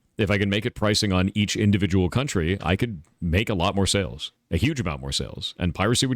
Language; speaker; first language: English; native; English